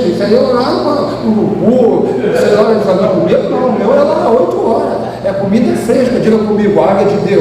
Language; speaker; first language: Portuguese; native; Portuguese